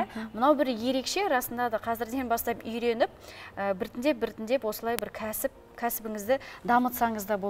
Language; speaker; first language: Kazakh; native; Kazakh